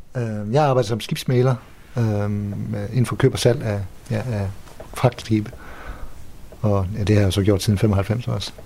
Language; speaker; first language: Danish; native; Danish